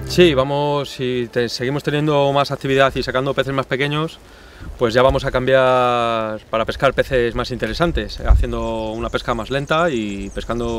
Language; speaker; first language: Spanish; native; Spanish